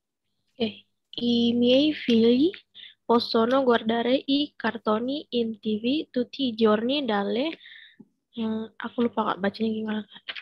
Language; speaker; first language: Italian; non-native, learner; Indonesian